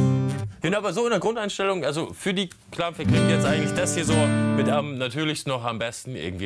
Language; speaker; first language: German; native; German